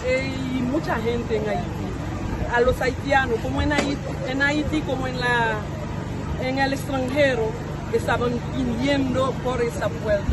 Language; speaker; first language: Spanish; non-native, fluent; Haitian Creole